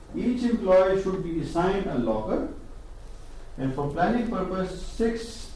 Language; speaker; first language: English; non-native, local second language; Urdu